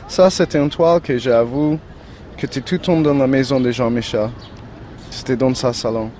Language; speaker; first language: French; non-native, learner; English